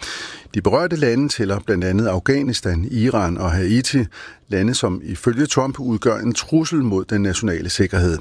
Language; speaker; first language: Danish; native; Danish